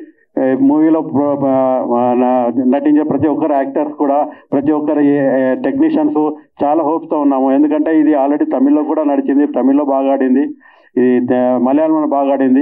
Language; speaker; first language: Telugu; native; Telugu